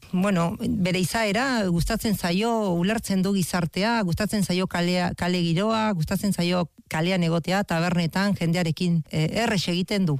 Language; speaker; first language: Basque; non-native, learner; Spanish